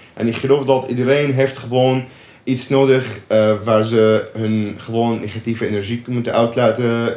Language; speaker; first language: Dutch; non-native, fluent; Arabic